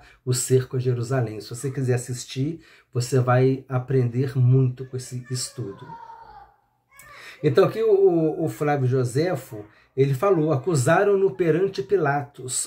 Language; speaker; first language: Portuguese; native; Portuguese